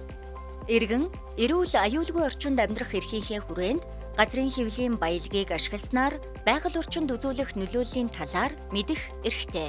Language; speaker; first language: Mongolian; native; Mongolian